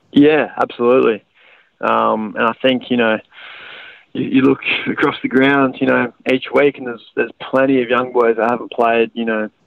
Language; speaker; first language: English; native; English